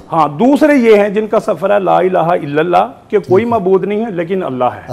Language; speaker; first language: Urdu; non-native, local second language; Punjabi